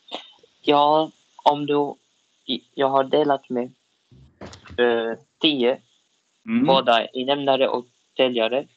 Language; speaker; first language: Swedish; non-native, learner; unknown